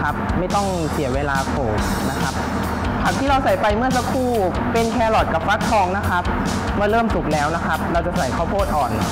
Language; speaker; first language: Thai; native; Thai